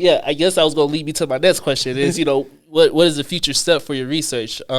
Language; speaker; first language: English; native; English